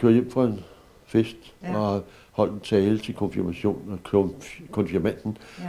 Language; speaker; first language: Danish; native; Danish